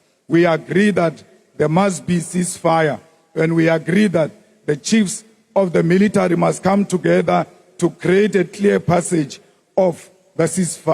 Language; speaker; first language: English; non-native, local second language; Northern Sotho